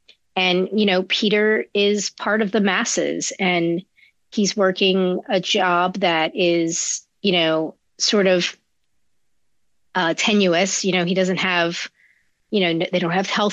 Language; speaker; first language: English; native; English